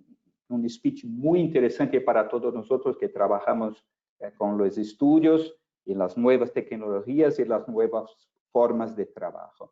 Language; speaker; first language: Spanish; non-native, fluent; Portuguese